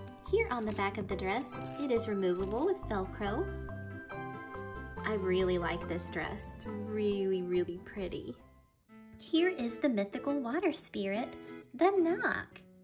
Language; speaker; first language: English; native; English